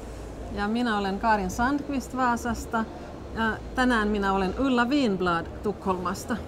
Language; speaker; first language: Finnish; non-native, local second language; Swedish